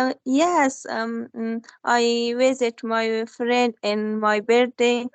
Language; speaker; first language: English; non-native, learner; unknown